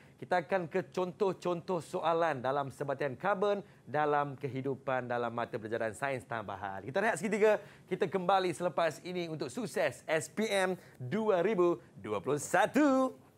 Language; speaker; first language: Malay; native; Malay